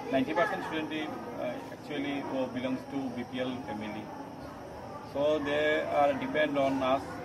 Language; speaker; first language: Hindi; non-native, local second language; Bangla